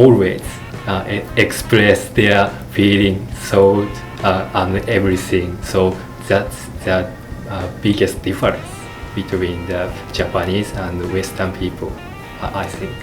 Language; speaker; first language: English; non-native, learner; Japanese